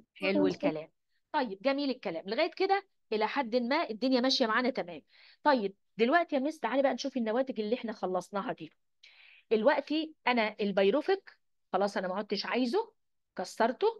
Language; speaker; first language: Arabic; native; Arabic